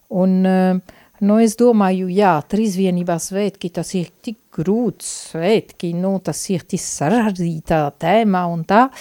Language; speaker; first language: Latvian; non-native, fluent; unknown